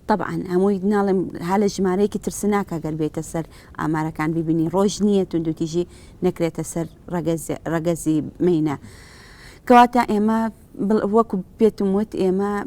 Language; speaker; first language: Central Kurdish; native; Central Kurdish